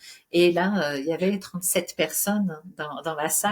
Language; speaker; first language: French; native; French